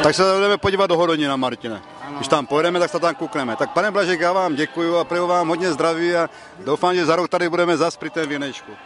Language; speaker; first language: Czech; native; Czech